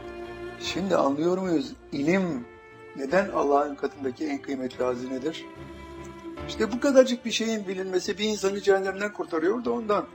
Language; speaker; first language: Turkish; native; Turkish